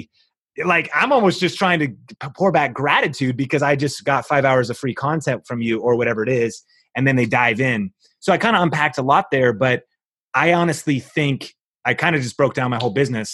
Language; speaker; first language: English; native; English